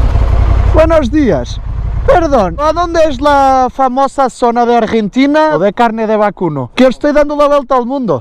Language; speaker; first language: Spanish; non-native, learner; Portuguese